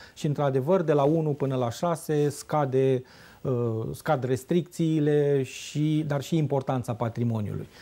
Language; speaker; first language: Romanian; native; Romanian